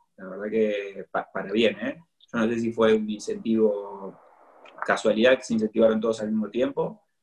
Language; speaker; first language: Spanish; native; Spanish